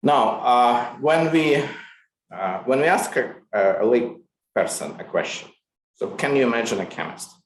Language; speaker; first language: English; non-native, fluent; Ukrainian